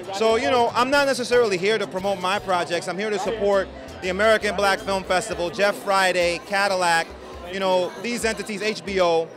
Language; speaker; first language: English; early bilingual, other home language; Spanish